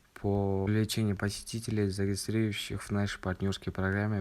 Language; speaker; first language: Russian; non-native, local second language; Kazakh